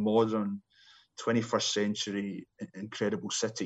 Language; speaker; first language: English; native; English